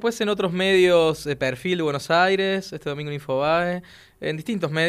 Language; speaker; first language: Spanish; native; Spanish